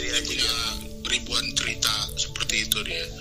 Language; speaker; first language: Indonesian; native; Indonesian